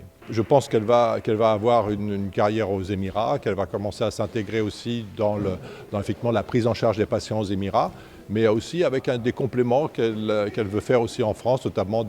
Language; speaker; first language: French; native; French